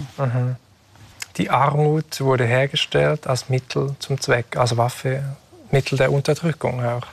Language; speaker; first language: German; native; German